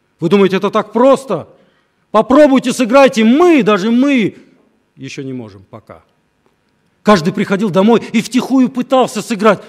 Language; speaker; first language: Russian; native; Russian